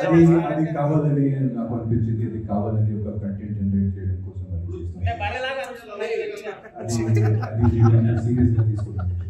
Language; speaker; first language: Telugu; non-native, fluent; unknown